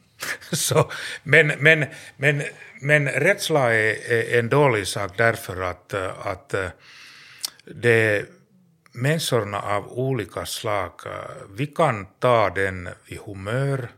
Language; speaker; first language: Swedish; non-native, learner; Finnish